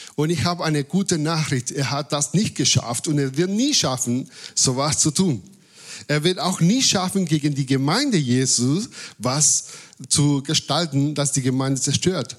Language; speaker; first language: German; non-native, fluent; Spanish